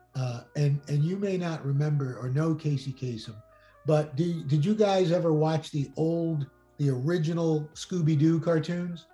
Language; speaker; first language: English; native; English